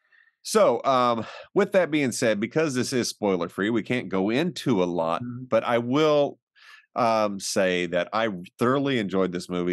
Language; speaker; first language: English; native; English